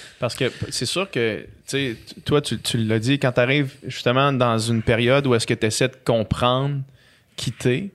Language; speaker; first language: French; native; French